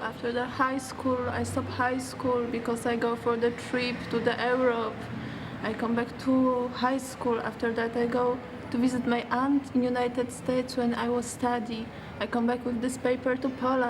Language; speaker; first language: English; non-native, learner; Polish